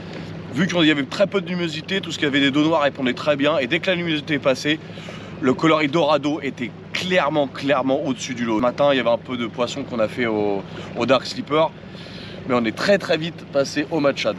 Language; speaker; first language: French; native; French